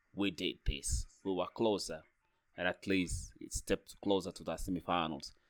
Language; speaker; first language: English; non-native, fluent; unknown